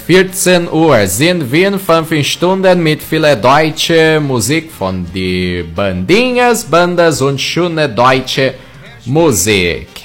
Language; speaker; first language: German; early bilingual, heritage; German